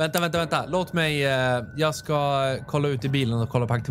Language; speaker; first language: Swedish; native; Swedish